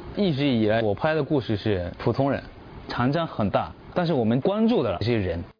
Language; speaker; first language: Chinese; non-native, fluent; Japanese